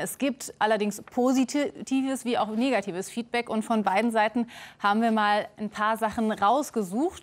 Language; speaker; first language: German; native; German